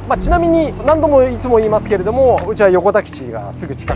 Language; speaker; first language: Japanese; native; Japanese